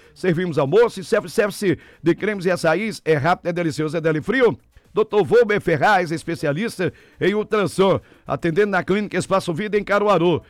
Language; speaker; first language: Portuguese; native; Portuguese